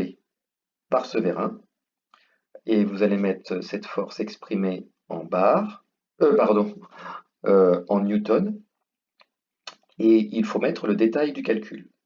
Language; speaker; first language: French; native; French